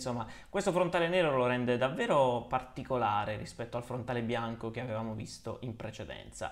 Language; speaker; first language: Italian; native; Italian